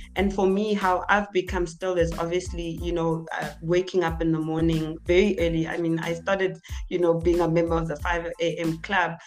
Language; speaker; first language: English; non-native, local second language; Zulu